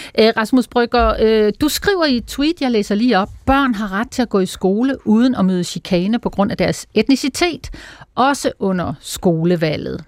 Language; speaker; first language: Danish; native; Danish